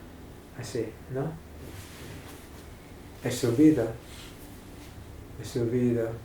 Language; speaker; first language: Spanish; non-native, fluent; English